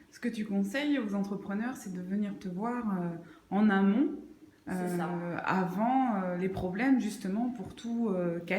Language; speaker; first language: French; native; French